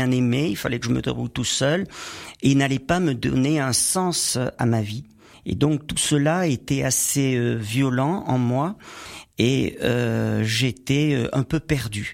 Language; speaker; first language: French; native; French